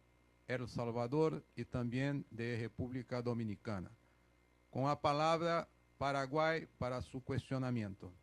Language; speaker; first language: Spanish; non-native, fluent; Portuguese